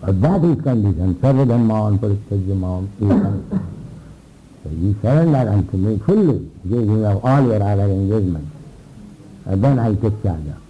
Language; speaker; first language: English; non-native, local second language; Hindi